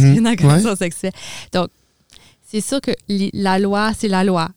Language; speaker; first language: French; native; French